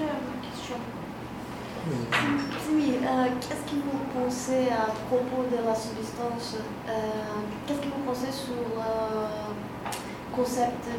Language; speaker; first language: French; non-native, fluent; Portuguese